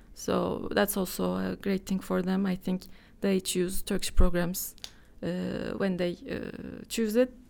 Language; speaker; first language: English; non-native, fluent; Turkish